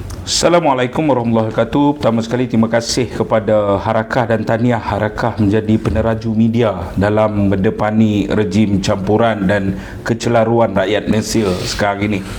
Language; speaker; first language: Malay; native; Malay